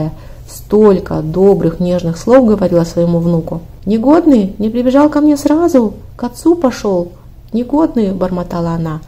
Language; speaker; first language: Russian; native; Russian